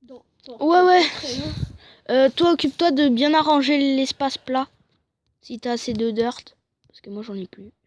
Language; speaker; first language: French; native; French